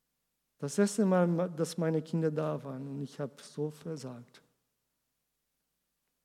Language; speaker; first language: German; non-native, learner; Portuguese